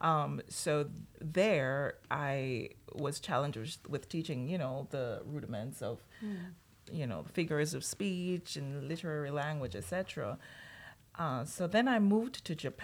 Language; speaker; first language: English; non-native, local second language; Jamaican Creole English